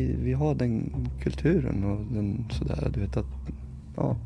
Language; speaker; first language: Swedish; early bilingual, other home language; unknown